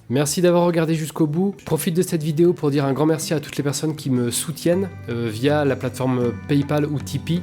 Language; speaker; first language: French; native; French